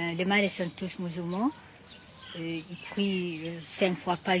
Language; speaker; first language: French; non-native, fluent; Malay